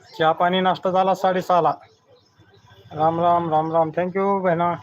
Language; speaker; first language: Hindi; non-native, local second language; Marathi